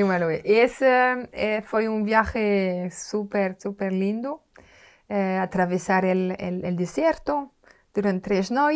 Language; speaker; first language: Spanish; non-native, learner; French